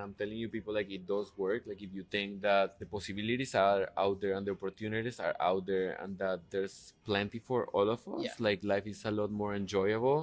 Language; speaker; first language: English; non-native, fluent; Spanish